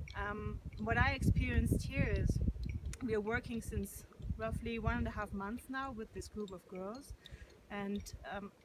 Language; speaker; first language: English; non-native, fluent; German